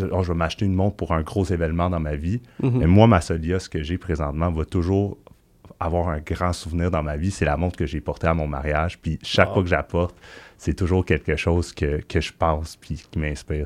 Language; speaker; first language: French; native; French